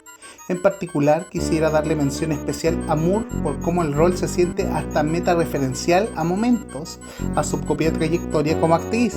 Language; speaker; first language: Spanish; native; Spanish